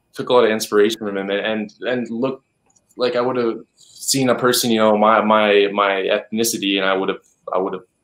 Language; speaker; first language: English; native; English